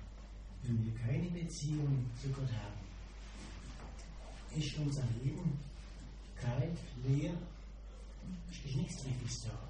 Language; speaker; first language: German; non-native, fluent; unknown